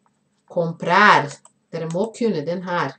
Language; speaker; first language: Norwegian; non-native, fluent; Portuguese